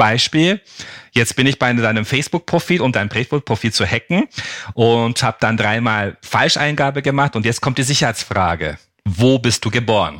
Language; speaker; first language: German; non-native, fluent; Turkish